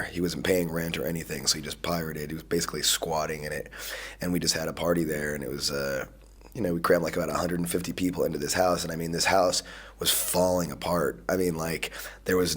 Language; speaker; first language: English; native; English